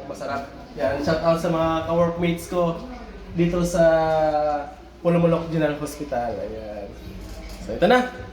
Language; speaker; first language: Filipino; non-native, local second language; Cebuano